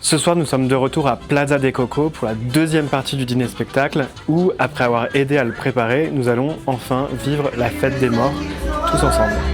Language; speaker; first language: French; native; French